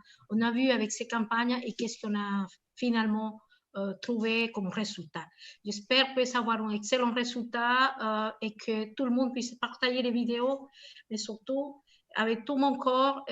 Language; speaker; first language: French; non-native, fluent; Spanish